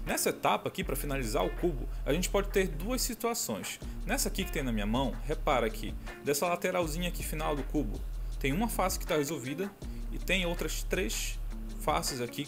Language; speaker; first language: Portuguese; native; Portuguese